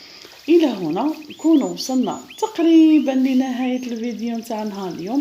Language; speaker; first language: Arabic; native; Arabic